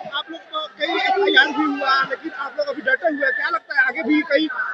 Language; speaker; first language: Hindi; native; Hindi